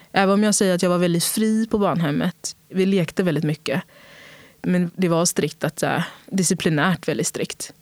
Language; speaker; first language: Swedish; early bilingual, other home language; Portuguese